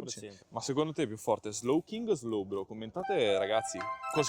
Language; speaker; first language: Italian; native; Italian